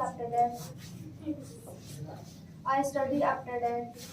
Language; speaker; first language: English; non-native, learner; Hindi